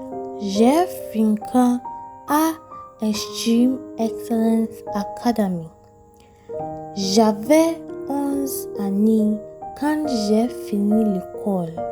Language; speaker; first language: French; non-native, fluent; English